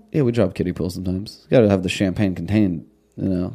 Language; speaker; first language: English; early bilingual, other home language; Russian